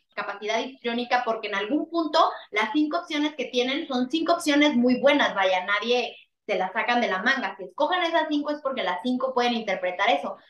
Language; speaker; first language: Spanish; native; Spanish